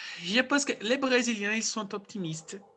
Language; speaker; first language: French; non-native, fluent; Portuguese